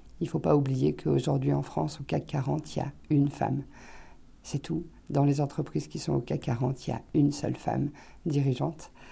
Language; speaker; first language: French; native; French